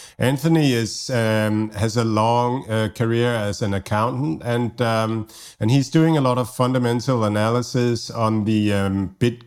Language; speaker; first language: English; non-native, fluent; Danish